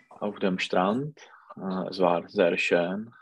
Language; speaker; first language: German; non-native, learner; Czech